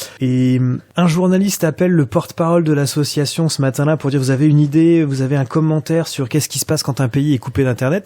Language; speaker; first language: French; native; French